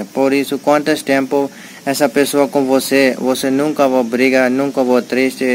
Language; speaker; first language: Portuguese; non-native, learner; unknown